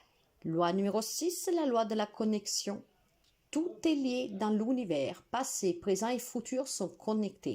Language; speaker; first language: French; non-native, fluent; Italian